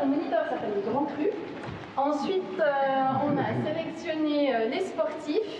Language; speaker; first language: French; native; French